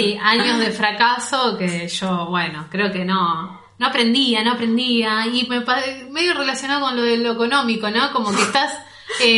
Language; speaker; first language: Spanish; native; Spanish